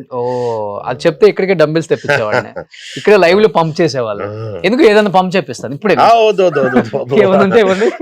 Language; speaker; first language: Telugu; native; Telugu